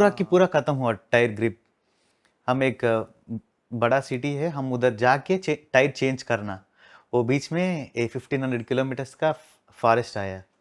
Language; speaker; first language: Hindi; non-native, local second language; Telugu